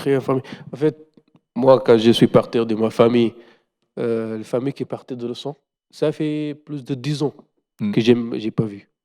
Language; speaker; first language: French; non-native, learner; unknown